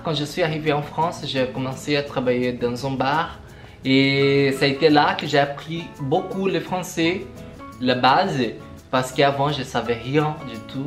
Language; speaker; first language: French; non-native, learner; Portuguese